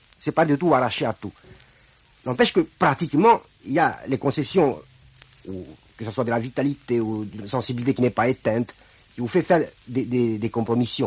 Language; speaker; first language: French; non-native, fluent; Romanian